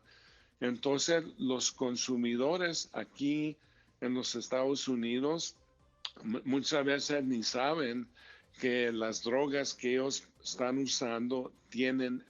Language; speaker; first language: Spanish; early bilingual, heritage; Spanish